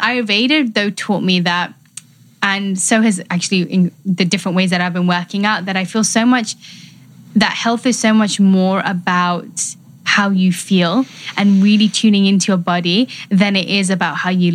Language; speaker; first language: English; native; English